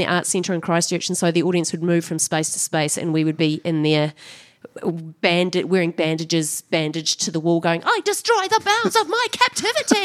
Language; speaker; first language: English; native; English